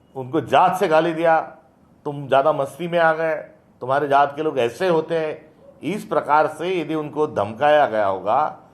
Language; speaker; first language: Hindi; non-native, local second language; Marathi